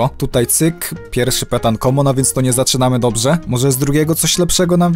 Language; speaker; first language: Polish; native; Polish